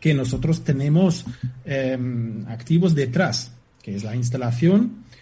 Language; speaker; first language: Spanish; non-native, fluent; German